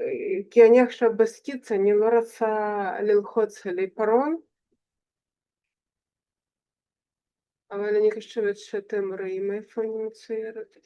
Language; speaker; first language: Hebrew; non-native, fluent; Russian